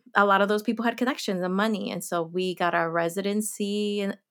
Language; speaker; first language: English; early bilingual, other home language; Spanish